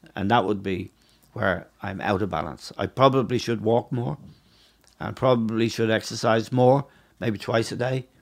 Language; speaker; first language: English; native; English